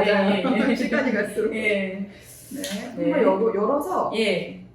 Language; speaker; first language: Korean; native; Korean